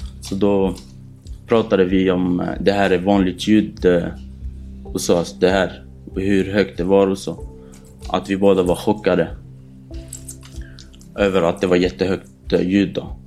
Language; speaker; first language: Swedish; non-native, fluent; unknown